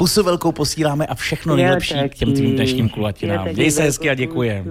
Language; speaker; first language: Czech; native; Czech